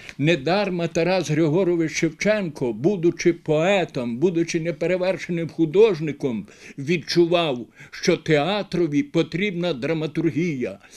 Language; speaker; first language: Ukrainian; native; Ukrainian